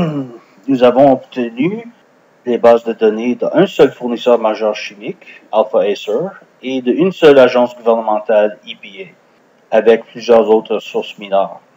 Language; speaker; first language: French; non-native, fluent; English